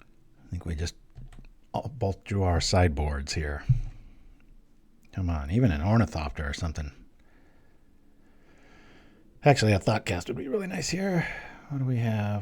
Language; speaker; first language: English; native; English